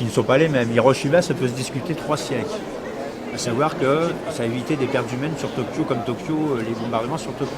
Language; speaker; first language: French; native; French